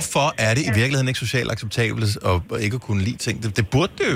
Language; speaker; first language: Danish; native; Danish